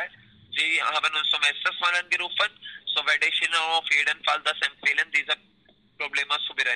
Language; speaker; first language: German; non-native, learner; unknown